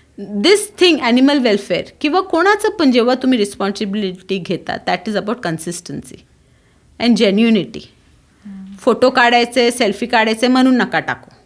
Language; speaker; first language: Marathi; non-native, local second language; Tulu